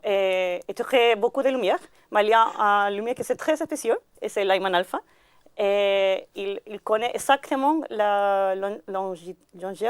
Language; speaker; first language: French; non-native, learner; Spanish